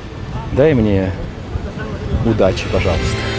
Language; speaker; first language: Russian; native; Russian